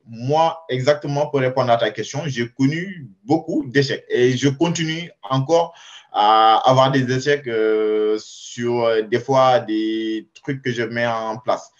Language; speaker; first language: French; non-native, local second language; Wolof